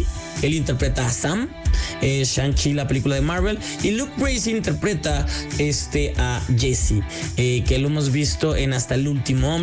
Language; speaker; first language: Spanish; native; Spanish